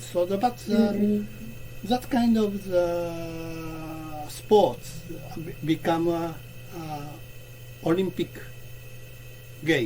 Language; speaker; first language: English; non-native, learner; Japanese